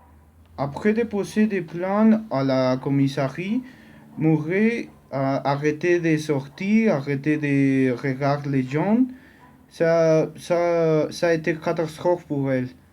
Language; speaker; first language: French; non-native, learner; Spanish